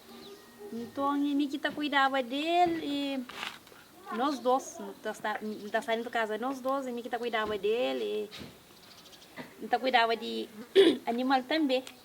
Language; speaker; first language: Portuguese; non-native, local second language; Kabuverdianu